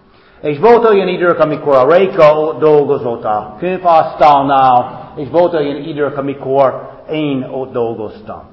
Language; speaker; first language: Hungarian; non-native, fluent; English